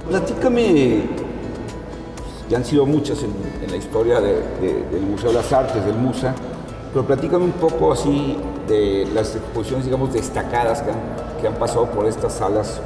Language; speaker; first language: Spanish; native; Spanish